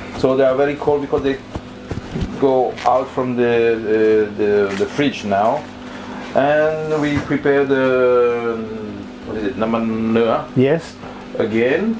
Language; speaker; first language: English; non-native, local second language; French